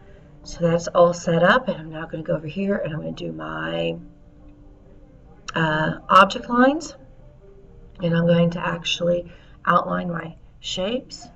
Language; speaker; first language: English; native; English